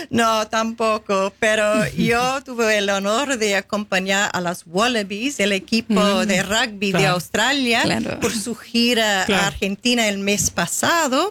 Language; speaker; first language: Spanish; non-native, fluent; English